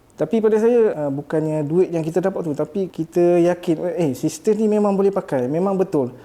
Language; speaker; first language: Malay; native; Malay